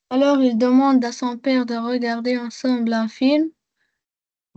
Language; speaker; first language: French; non-native, learner; Arabic